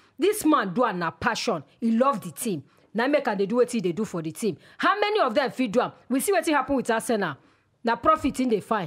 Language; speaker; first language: Nigerian Pidgin; non-native, local second language; Yoruba